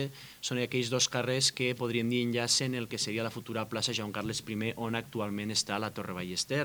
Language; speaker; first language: Catalan; native; Catalan